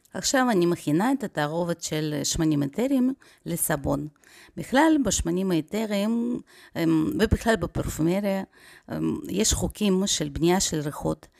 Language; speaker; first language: Hebrew; non-native, fluent; Russian